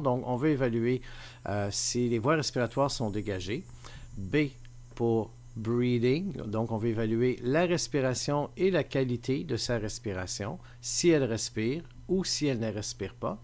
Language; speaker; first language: French; native; French